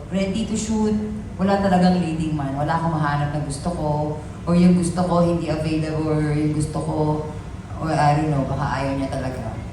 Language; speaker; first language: Filipino; native; Filipino